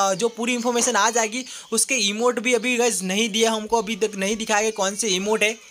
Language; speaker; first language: Hindi; non-native, local second language; Gujarati